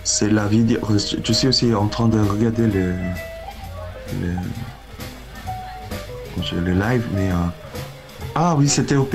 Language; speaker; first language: French; non-native, learner; Korean